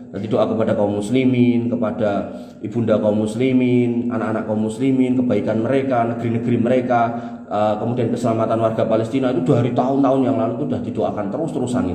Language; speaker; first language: Indonesian; non-native, local second language; Javanese